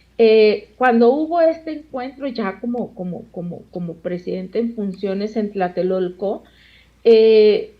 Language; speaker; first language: Spanish; native; Spanish